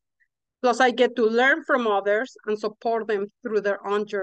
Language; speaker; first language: English; non-native, fluent; Spanish